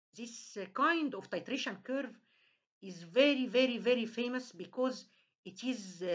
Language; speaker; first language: English; non-native, fluent; Arabic